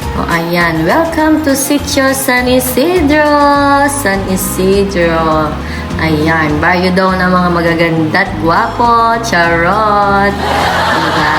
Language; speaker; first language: Filipino; non-native, local second language; Pampanga